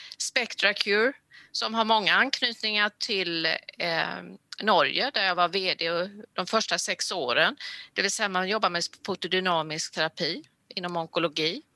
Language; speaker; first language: Swedish; native; Swedish